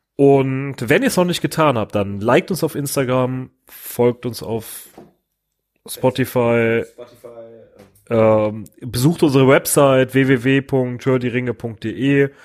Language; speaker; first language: German; native; German